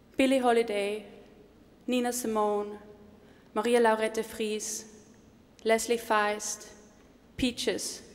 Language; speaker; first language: German; native; German